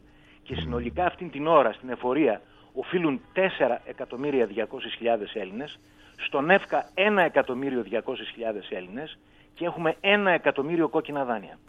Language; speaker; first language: Greek; native; Greek